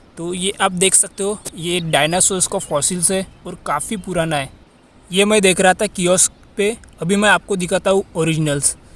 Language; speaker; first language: Hindi; non-native, local second language; Marathi